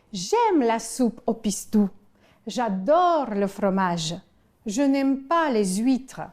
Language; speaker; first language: French; non-native, fluent; Ukrainian